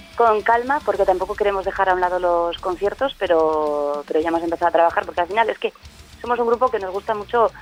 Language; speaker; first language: Spanish; native; Spanish